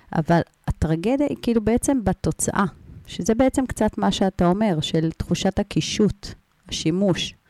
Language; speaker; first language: Hebrew; native; Hebrew